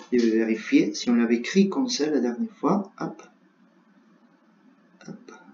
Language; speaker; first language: French; non-native, fluent; Spanish